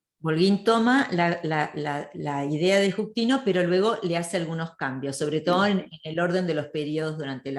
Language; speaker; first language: Spanish; native; Spanish